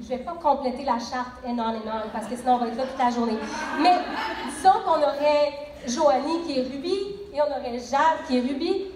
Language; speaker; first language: French; native; French